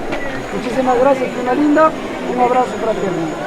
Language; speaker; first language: Spanish; native; Spanish